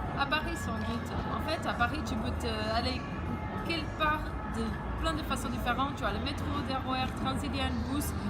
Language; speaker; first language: French; non-native, fluent; Portuguese